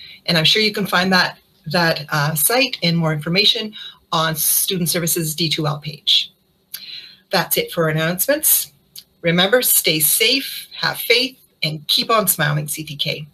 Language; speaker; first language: English; native; English